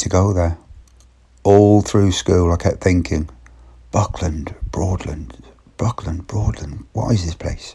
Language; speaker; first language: English; native; English